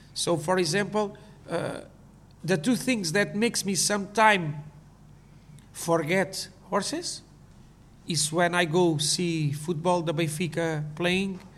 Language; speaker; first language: English; non-native, learner; Portuguese